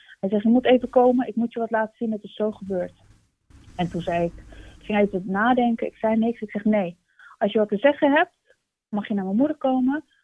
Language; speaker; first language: Dutch; early bilingual, other home language; Turkish